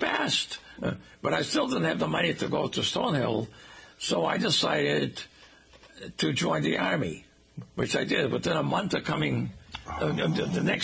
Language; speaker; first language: English; non-native, fluent; Portuguese